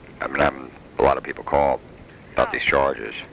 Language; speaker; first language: English; native; English